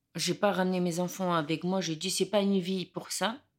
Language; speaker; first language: French; non-native, learner; Romanian